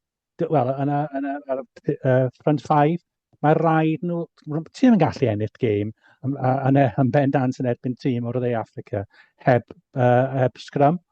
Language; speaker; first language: Welsh; non-native, fluent; English